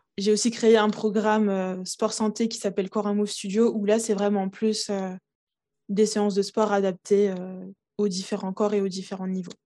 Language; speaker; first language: French; early bilingual, other home language; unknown